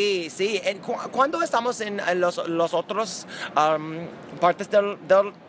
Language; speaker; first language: Spanish; non-native, learner; English